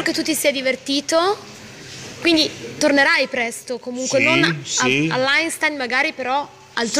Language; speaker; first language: Italian; native; Italian